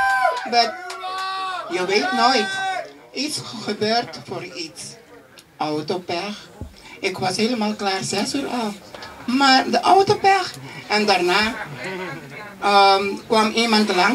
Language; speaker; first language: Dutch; non-native, local second language; Papiamento